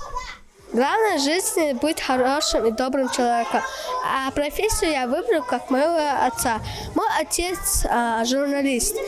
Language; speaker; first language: Russian; non-native, local second language; Chechen